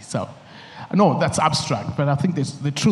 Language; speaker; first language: English; non-native, local second language; Nyanja